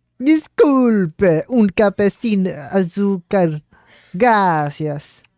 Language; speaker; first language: Spanish; non-native, learner; English